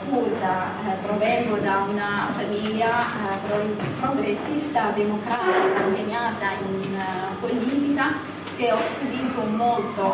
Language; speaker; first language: Italian; non-native, fluent; Kurdish